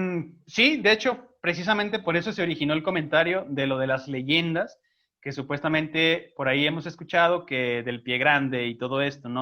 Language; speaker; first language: Spanish; native; Spanish